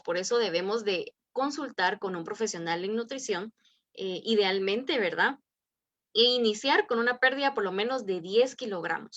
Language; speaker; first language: Spanish; native; Spanish